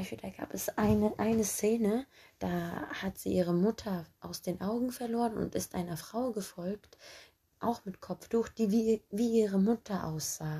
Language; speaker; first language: German; early bilingual, other home language; Turkish